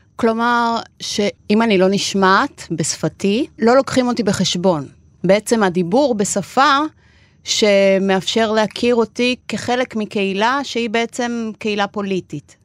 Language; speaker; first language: Hebrew; non-native, fluent; Spanish